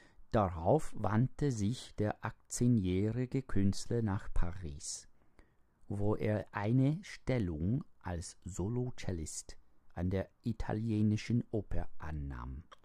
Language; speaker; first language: German; non-native, fluent; English